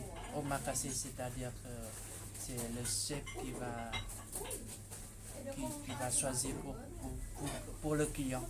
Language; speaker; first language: French; non-native, fluent; Vietnamese